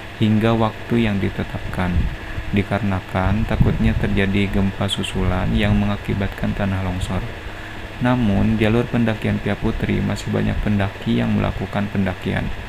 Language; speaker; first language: Indonesian; native; Indonesian